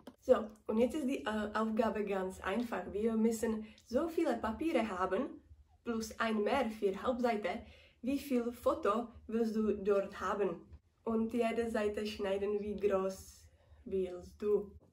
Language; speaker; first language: German; non-native, learner; Czech